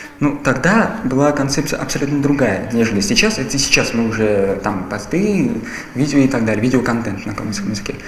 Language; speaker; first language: Russian; native; Russian